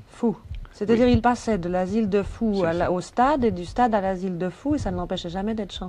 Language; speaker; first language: French; native; French